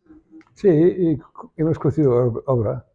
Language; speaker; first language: Spanish; non-native, learner; English